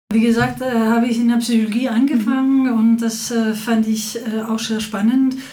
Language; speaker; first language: German; non-native, fluent; Danish